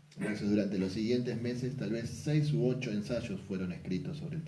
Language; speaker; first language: Spanish; non-native, fluent; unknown